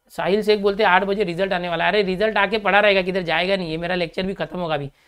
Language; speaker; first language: Hindi; native; Hindi